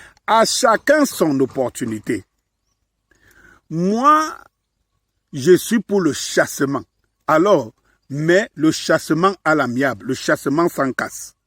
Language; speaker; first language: French; native; French